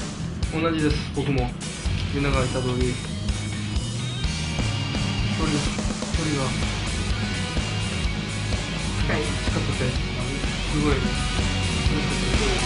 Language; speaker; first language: Japanese; non-native, learner; Korean